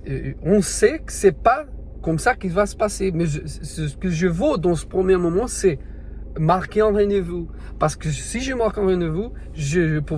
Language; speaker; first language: French; non-native, learner; Portuguese